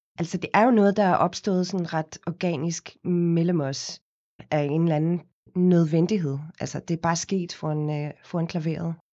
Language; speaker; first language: Danish; non-native, fluent; Afrikaans